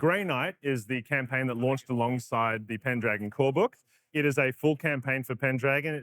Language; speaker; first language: English; native; English